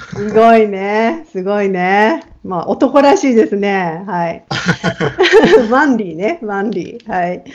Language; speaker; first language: Japanese; native; Japanese